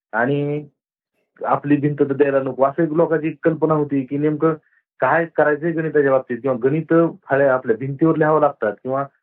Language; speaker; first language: Marathi; native; Marathi